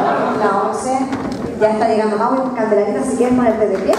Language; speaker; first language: Spanish; native; Spanish